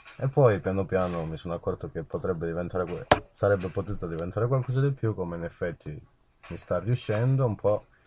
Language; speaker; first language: Italian; native; Italian